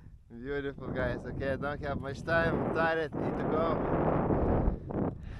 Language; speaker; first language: English; non-native, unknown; Lithuanian